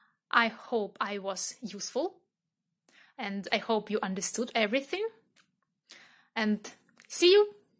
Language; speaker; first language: English; non-native, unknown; Russian